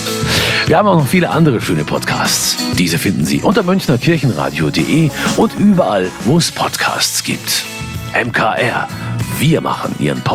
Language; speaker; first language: German; native; German